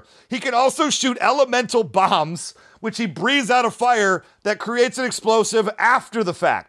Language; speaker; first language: English; native; English